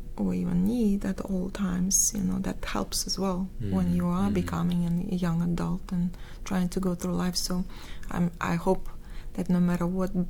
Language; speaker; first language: English; non-native, fluent; Russian